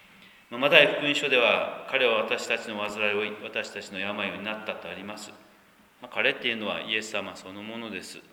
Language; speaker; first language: Japanese; native; Japanese